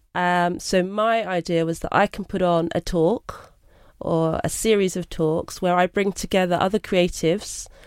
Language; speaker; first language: English; native; English